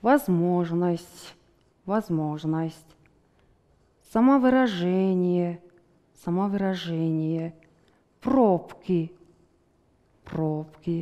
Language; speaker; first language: Russian; non-native, fluent; Mongolian